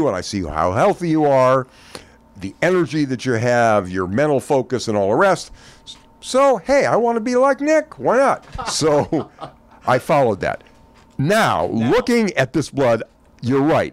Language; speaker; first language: English; native; English